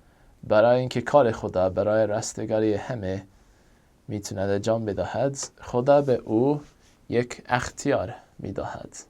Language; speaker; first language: Persian; non-native, fluent; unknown